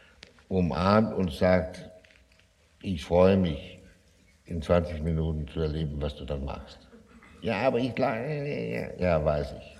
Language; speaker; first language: German; non-native, fluent; Danish